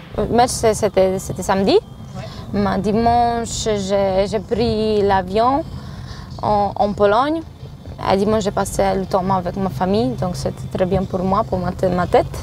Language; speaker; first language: French; non-native, learner; Polish